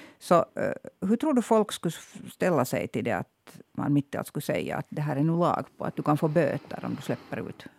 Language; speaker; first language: Swedish; native; Swedish